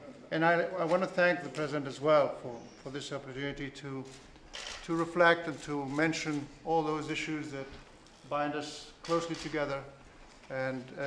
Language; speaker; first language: English; non-native, fluent; Spanish